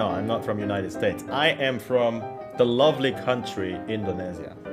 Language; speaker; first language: English; non-native, fluent; Indonesian